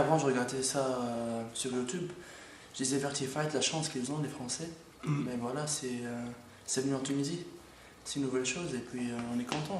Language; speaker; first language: French; non-native, local second language; Arabic